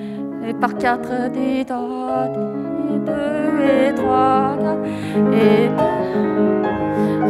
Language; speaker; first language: French; non-native, fluent; Japanese